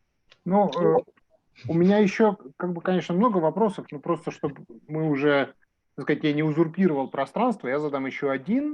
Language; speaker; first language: Russian; native; Russian